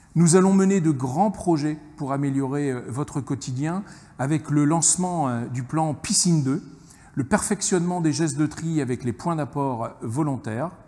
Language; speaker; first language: French; native; French